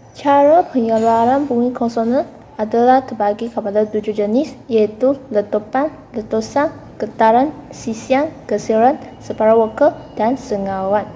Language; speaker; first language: Malay; non-native, local second language; Chinese